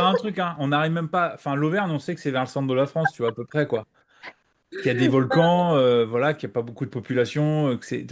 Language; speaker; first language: French; native; French